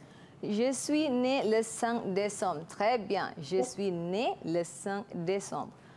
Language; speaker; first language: French; non-native, fluent; Malay